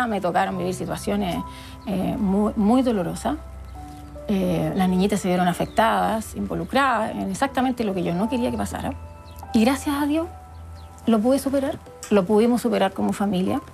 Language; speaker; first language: Spanish; native; Spanish